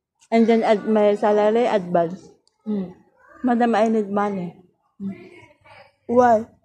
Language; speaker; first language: English; non-native, learner; Filipino